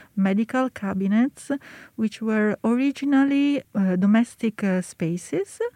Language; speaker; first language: English; non-native, fluent; Italian